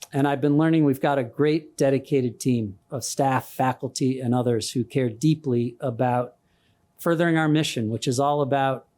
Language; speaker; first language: English; native; English